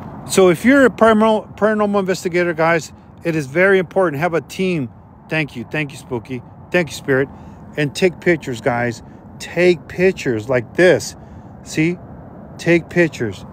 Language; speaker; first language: English; native; English